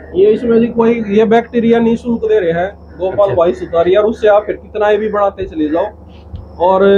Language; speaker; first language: Hindi; native; Hindi